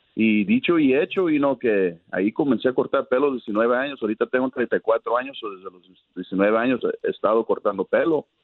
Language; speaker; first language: Spanish; early bilingual, heritage; Spanish